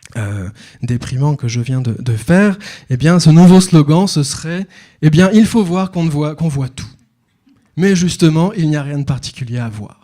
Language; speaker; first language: French; native; French